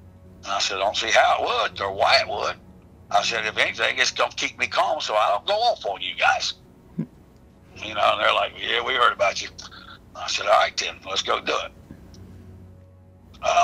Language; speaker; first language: English; native; English